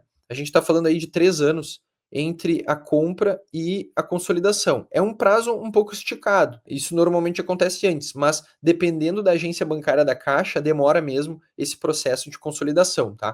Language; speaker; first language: Portuguese; native; Portuguese